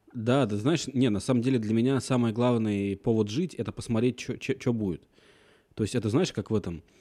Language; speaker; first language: Russian; native; Russian